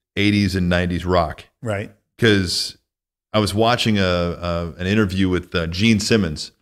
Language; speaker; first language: English; native; English